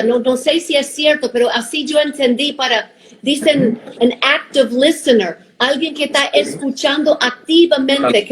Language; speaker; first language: Spanish; non-native, fluent; English